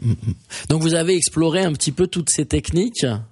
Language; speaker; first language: French; native; French